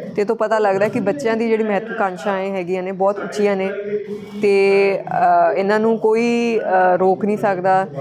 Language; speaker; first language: Punjabi; non-native, local second language; Hindi